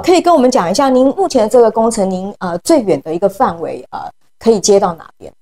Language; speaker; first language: Chinese; native; Chinese